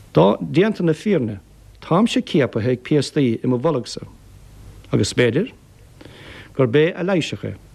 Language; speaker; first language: Irish; native; Irish